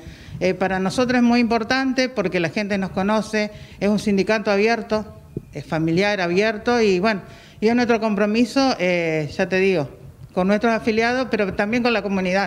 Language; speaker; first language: Spanish; native; Spanish